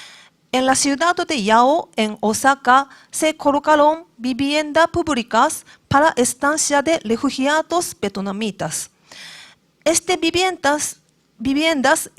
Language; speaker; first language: Spanish; non-native, learner; Japanese